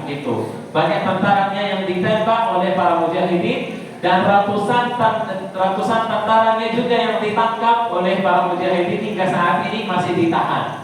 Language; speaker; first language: Indonesian; non-native, fluent; Arabic